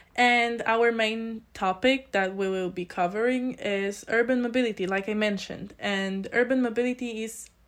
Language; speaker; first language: English; non-native, fluent; Polish